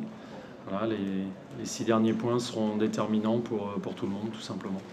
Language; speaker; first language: French; native; French